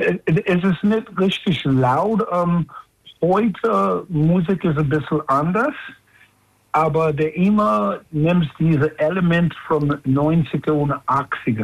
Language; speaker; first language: German; non-native, learner; English